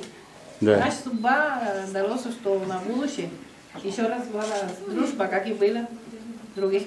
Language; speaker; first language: Russian; non-native, learner; Spanish